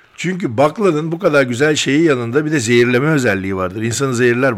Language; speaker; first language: Turkish; native; Turkish